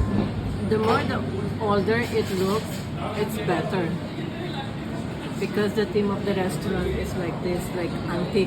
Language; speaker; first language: English; non-native, local second language; Filipino